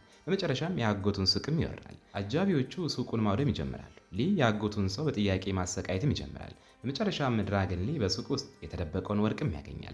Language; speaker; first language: Amharic; native; Amharic